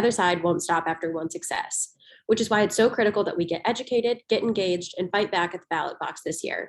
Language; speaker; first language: English; native; English